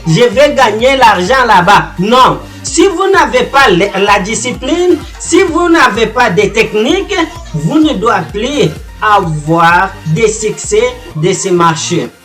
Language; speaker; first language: French; non-native, fluent; Portuguese